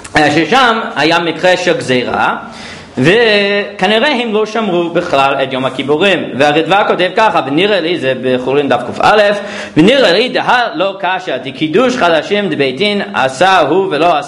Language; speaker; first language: Hebrew; non-native, fluent; English